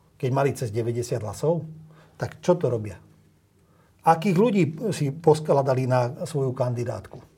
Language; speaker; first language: Slovak; non-native, local second language; Hungarian